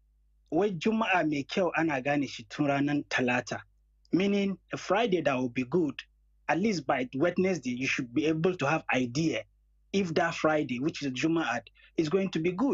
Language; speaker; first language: English; non-native, local second language; Hausa